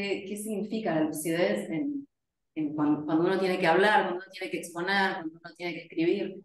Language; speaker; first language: Spanish; native; Spanish